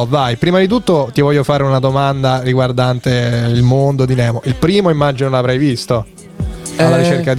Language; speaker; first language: Italian; native; Italian